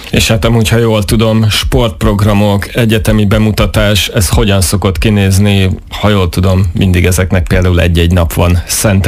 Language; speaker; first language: Hungarian; native; Hungarian